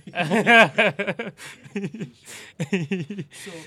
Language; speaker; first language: English; non-native, local second language; Zulu